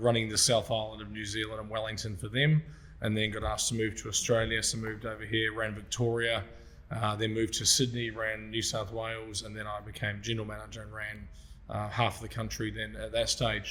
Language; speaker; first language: English; native; English